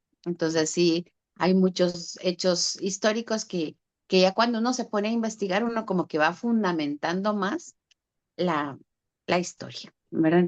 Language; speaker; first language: Spanish; native; Spanish